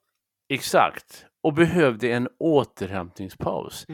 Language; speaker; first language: Swedish; native; Swedish